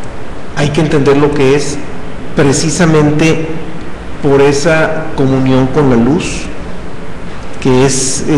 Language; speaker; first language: Spanish; native; Spanish